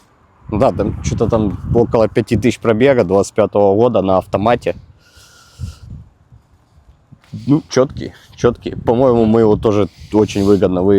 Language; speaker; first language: Russian; native; Russian